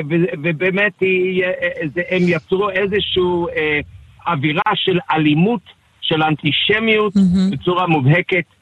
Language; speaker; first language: Hebrew; non-native, fluent; English